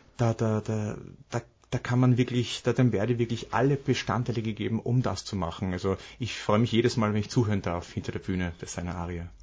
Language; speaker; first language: German; native; German